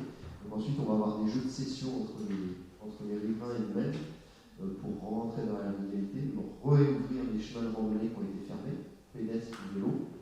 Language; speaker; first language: French; native; French